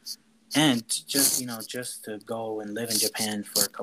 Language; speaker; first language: English; native; English